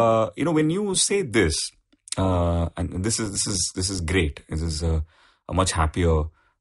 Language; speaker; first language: English; non-native, local second language; Tamil